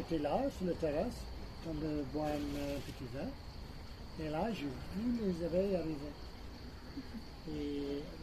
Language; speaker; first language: French; non-native, fluent; English